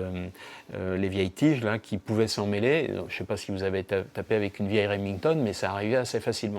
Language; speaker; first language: French; native; French